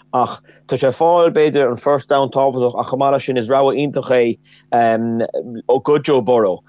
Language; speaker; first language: Irish; native; Irish